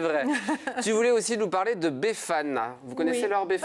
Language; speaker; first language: French; native; French